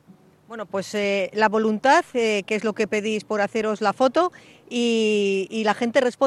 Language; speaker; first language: Spanish; native; Spanish